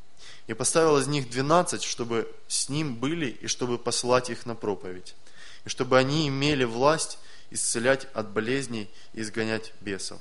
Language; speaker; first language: Russian; native; Russian